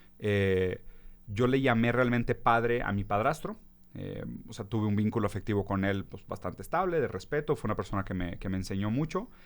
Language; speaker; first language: Spanish; early bilingual, other home language; Portuguese